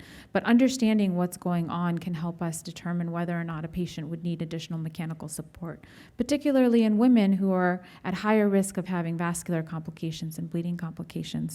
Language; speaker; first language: English; native; English